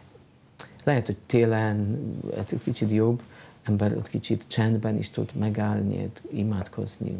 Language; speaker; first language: Hungarian; non-native, fluent; Polish